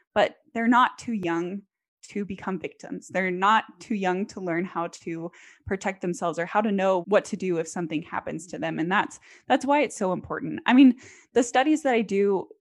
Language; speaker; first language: English; native; English